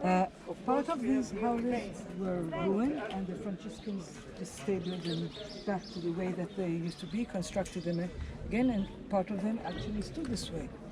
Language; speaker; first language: English; non-native, fluent; Hebrew